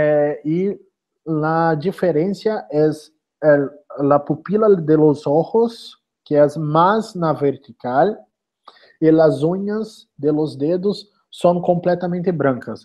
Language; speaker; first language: Spanish; non-native, learner; Portuguese